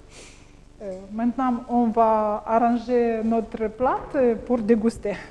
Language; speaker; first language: French; non-native, learner; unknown